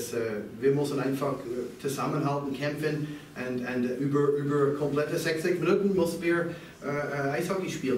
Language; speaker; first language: German; non-native, fluent; English